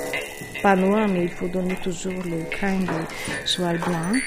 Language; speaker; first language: French; non-native, learner; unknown